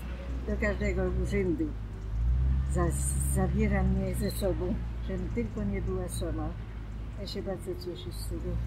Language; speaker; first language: Polish; non-native, local second language; German